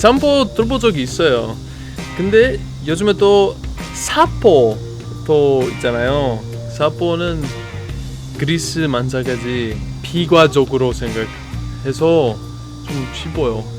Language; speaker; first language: Korean; non-native, learner; Greek